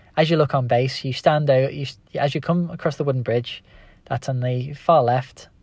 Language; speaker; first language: English; native; English